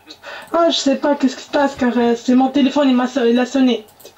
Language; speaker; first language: French; non-native, local second language; Arabic